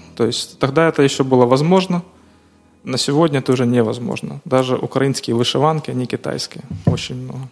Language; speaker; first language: Russian; non-native, local second language; Ukrainian